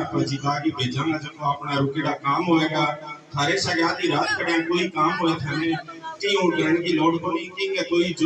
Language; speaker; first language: Hindi; native; Hindi